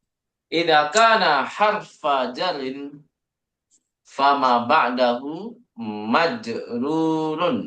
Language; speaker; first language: Arabic; non-native, fluent; Indonesian